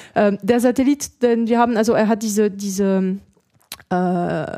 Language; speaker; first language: German; non-native, fluent; French